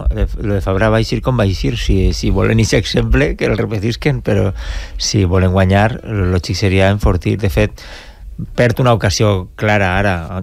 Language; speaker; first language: Catalan; native; Catalan